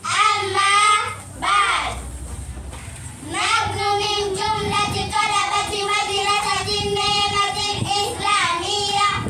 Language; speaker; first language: Arabic; non-native, learner; Swahili